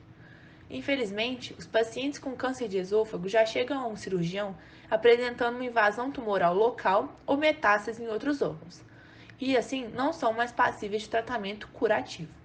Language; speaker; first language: Portuguese; native; Portuguese